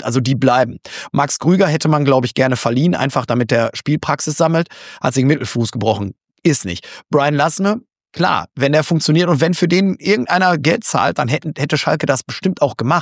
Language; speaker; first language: German; native; German